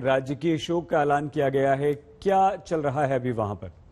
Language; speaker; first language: Hindi; native; Hindi